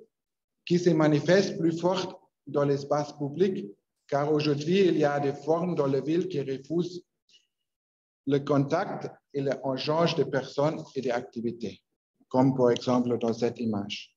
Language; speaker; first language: French; non-native, learner; Spanish